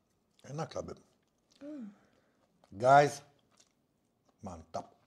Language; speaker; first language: Indonesian; non-native, learner; French